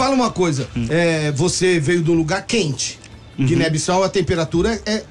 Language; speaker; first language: Portuguese; native; Portuguese